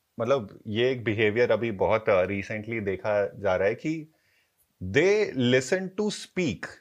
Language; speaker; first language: Hindi; native; Hindi